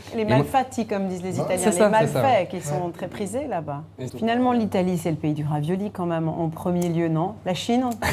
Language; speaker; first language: French; native; French